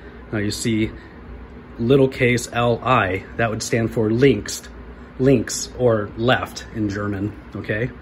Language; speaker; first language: English; native; English